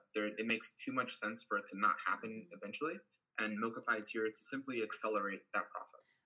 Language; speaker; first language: English; non-native, fluent; Portuguese